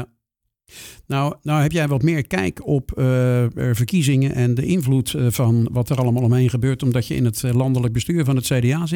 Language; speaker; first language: Dutch; native; Dutch